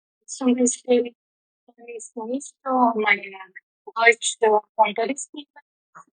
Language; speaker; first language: German; non-native, learner; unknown